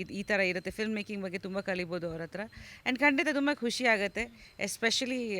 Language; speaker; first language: Kannada; non-native, fluent; Bangla